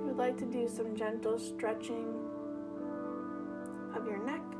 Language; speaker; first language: English; native; English